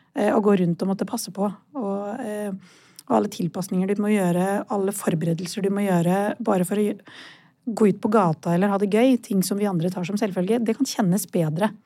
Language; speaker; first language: Norwegian; early bilingual, other home language; Urdu